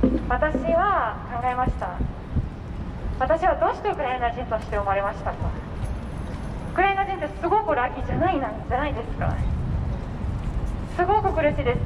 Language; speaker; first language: Japanese; non-native, fluent; Ukrainian